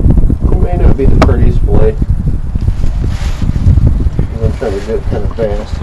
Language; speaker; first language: English; native; English